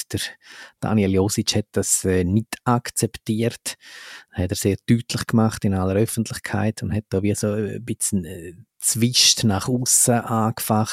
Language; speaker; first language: German; native; German